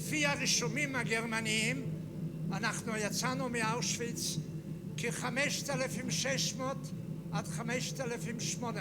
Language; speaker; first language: Hebrew; non-native, fluent; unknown